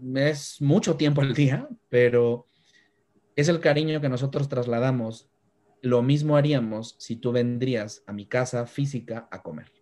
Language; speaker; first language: Spanish; native; Spanish